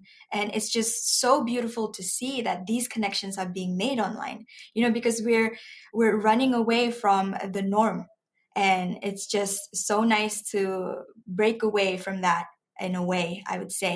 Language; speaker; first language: English; non-native, local second language; Malay